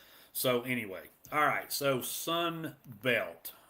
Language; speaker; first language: English; native; English